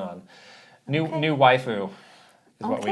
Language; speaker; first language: English; native; English